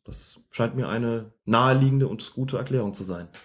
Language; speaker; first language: German; native; German